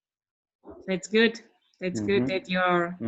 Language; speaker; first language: English; non-native, fluent; German